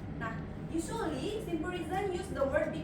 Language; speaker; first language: English; non-native, learner; Indonesian